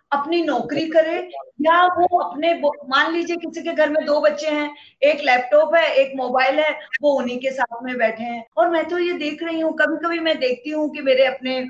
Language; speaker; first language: Hindi; native; Hindi